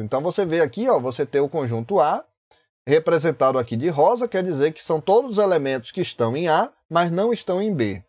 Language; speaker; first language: Portuguese; native; Portuguese